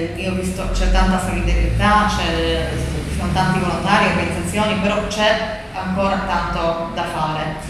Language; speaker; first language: Italian; non-native, fluent; Polish